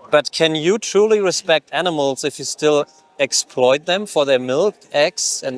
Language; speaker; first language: English; non-native, fluent; German